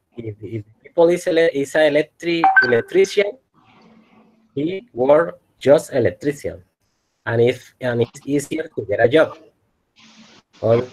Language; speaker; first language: English; non-native, learner; Spanish